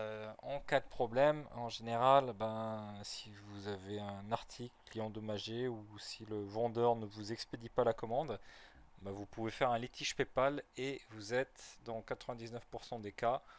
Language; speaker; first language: French; native; French